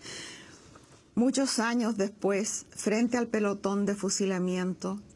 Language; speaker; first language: Spanish; native; Spanish